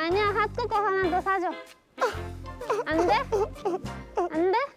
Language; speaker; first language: Korean; non-native, learner; English